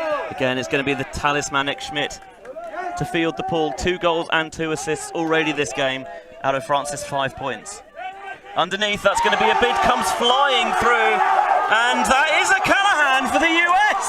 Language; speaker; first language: English; native; English